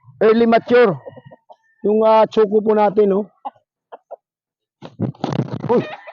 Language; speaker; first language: Filipino; non-native, local second language; Surigaonon